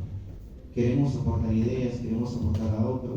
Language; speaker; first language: Spanish; native; Spanish